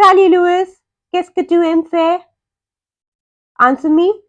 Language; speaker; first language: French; non-native, fluent; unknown